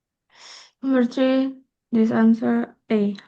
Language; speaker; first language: English; non-native, learner; Indonesian